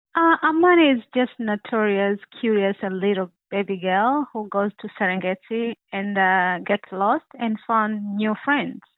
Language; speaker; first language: English; non-native, local second language; Swahili